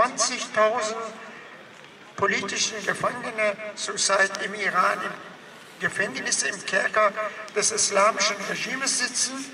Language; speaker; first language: German; non-native, fluent; Persian